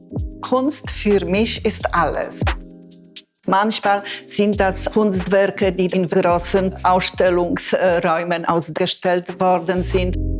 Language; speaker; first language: German; non-native, fluent; Polish